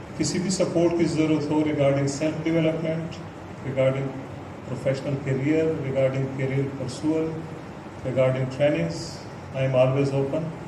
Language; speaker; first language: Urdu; non-native, local second language; Pashto